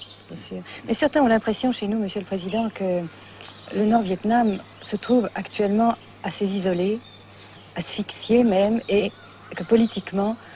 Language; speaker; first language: French; native; French